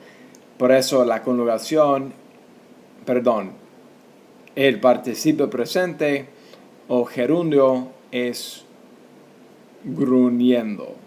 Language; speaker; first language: Spanish; non-native, fluent; English